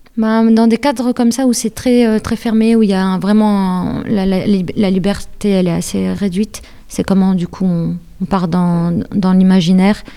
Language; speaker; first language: French; native; French